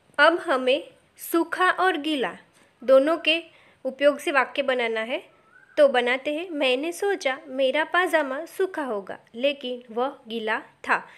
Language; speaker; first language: Hindi; non-native, local second language; Gujarati